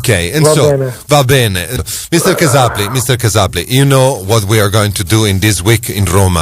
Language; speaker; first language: English; non-native, fluent; Italian